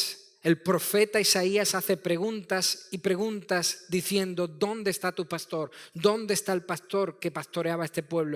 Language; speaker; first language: Spanish; native; Spanish